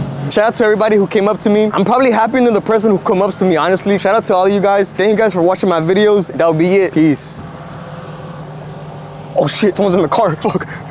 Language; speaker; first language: English; early bilingual, other home language; Spanish